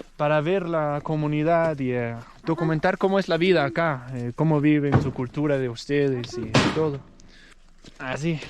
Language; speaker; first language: Spanish; non-native, learner; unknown